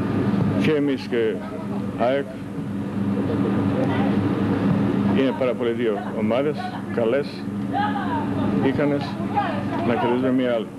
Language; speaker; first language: Greek; non-native, learner; Serbian